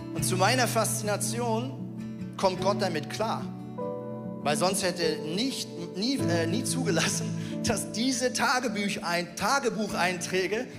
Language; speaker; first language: German; native; German